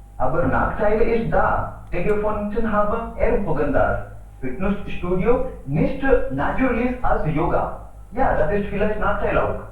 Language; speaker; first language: German; non-native, learner; Hindi